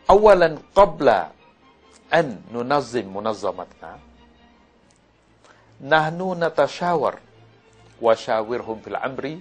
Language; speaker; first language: Arabic; non-native, learner; Malay